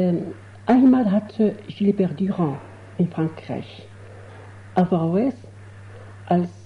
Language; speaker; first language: German; non-native, fluent; Arabic